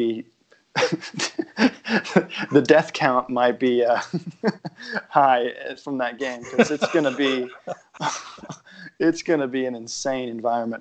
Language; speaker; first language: English; native; English